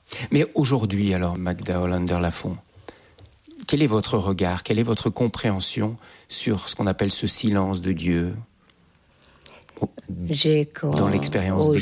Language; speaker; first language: French; native; French